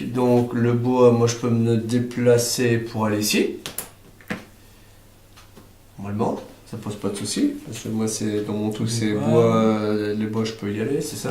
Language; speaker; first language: French; native; French